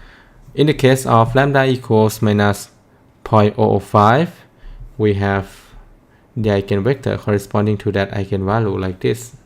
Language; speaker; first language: English; non-native, fluent; Thai